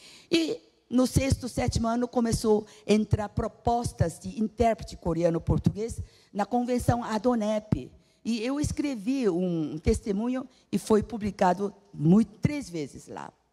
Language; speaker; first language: Portuguese; non-native, fluent; Korean